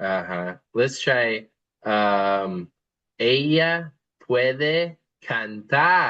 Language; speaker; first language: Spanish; non-native, fluent; English